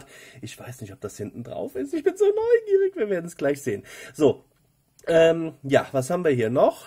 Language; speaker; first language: German; native; German